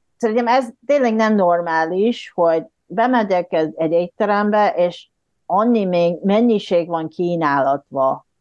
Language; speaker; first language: Hungarian; non-native, fluent; Japanese